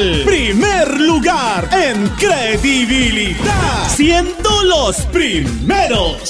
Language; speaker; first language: Spanish; native; Spanish